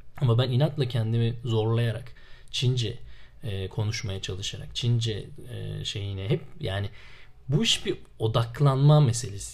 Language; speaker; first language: Turkish; native; Turkish